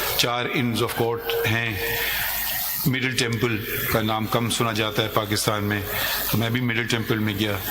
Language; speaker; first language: Urdu; non-native, local second language; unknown